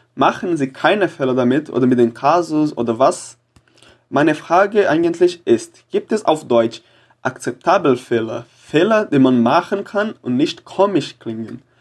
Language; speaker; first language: German; non-native, fluent; Portuguese